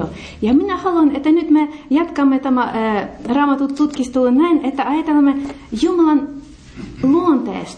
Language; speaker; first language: Finnish; non-native, learner; Russian